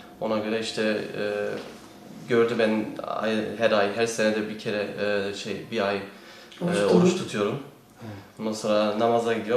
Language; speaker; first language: Turkish; early bilingual, heritage; Turkish